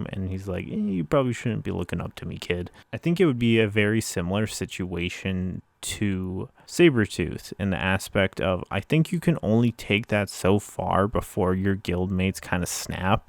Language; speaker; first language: English; native; English